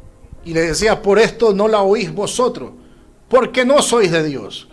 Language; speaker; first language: Spanish; native; Spanish